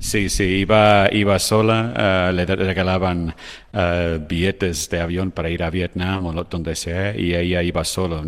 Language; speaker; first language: Spanish; non-native, fluent; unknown